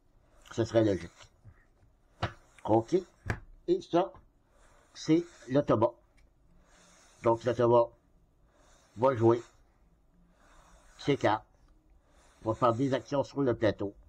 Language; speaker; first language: French; native; French